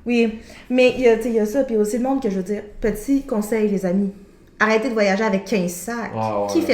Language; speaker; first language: French; native; French